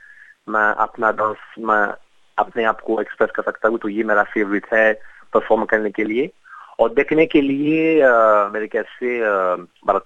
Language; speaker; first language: Hindi; non-native, fluent; French